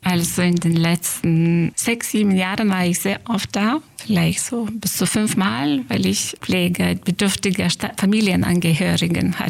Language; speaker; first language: German; non-native, fluent; Lithuanian